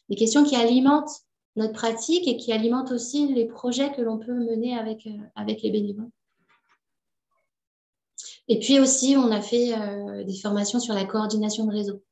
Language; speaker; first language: French; native; French